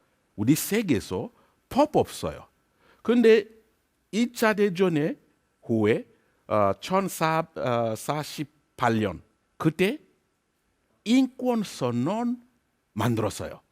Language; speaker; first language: Korean; non-native, learner; French